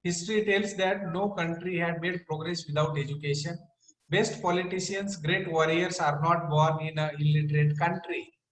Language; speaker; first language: English; non-native, local second language; Marathi